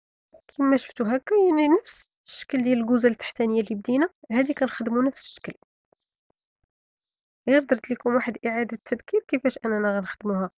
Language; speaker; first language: Arabic; native; Arabic